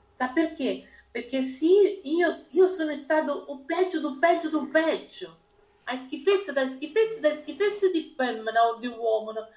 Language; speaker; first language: Italian; non-native, fluent; Portuguese